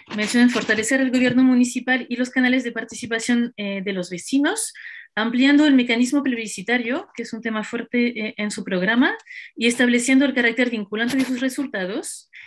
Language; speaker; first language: Spanish; non-native, fluent; French